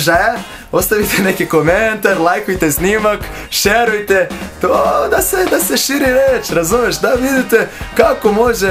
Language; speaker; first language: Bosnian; non-native, fluent; Portuguese